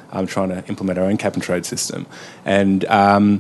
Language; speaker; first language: English; native; English